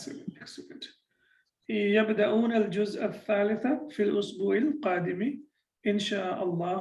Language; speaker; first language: Arabic; non-native, fluent; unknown